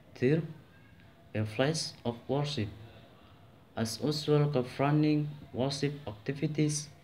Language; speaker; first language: English; non-native, learner; Indonesian